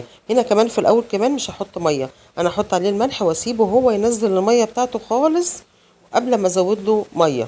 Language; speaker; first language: Arabic; native; Arabic